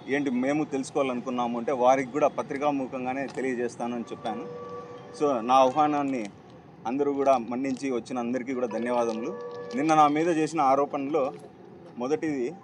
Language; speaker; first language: Telugu; native; Telugu